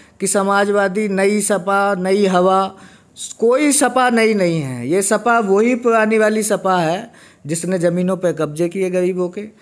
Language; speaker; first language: Hindi; native; Hindi